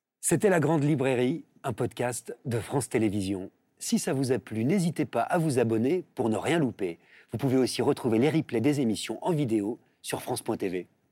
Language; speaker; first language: French; native; French